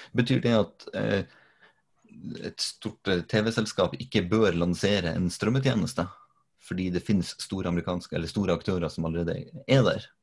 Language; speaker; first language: Norwegian; native; Norwegian